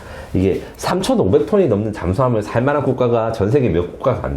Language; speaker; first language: Korean; native; Korean